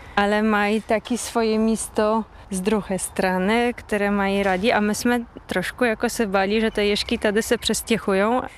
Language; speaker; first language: Czech; non-native, fluent; Polish